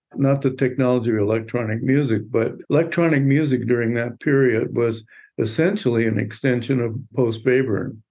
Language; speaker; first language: English; native; English